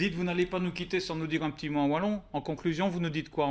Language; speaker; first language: French; native; French